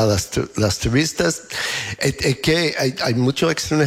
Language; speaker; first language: Spanish; non-native, learner; English